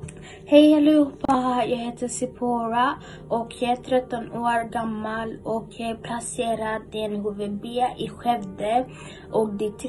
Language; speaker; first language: Swedish; early bilingual, other home language; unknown